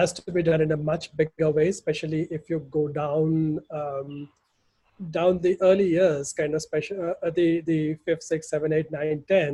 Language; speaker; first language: English; non-native, local second language; Gujarati